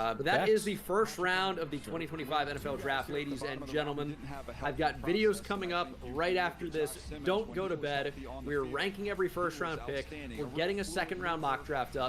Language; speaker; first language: English; native; English